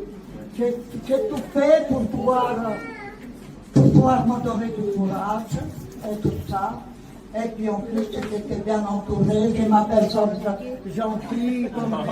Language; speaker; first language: French; non-native, fluent; Italian